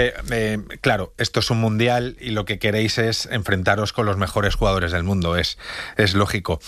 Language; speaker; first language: Spanish; native; Spanish